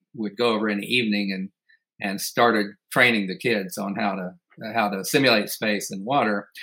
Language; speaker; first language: English; native; English